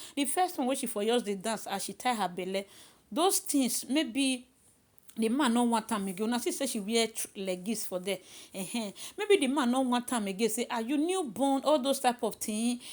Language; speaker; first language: Nigerian Pidgin; native; Nigerian Pidgin